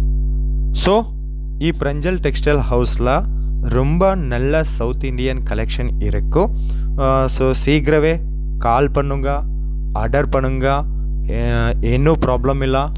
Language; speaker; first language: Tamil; non-native, learner; Kannada